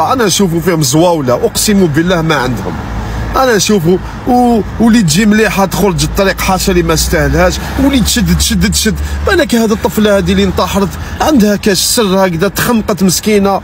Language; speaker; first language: Arabic; native; Arabic